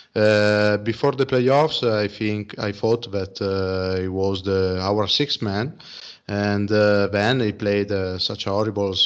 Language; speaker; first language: English; non-native, learner; Italian